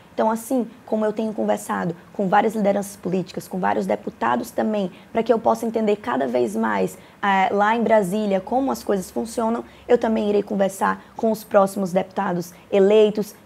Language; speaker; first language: Portuguese; native; Portuguese